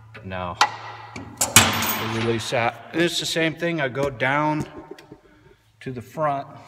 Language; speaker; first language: English; native; English